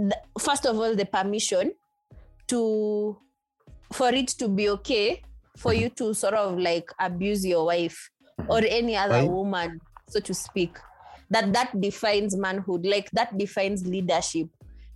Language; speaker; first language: English; non-native, local second language; Swahili